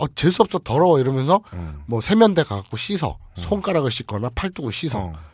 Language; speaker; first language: Korean; native; Korean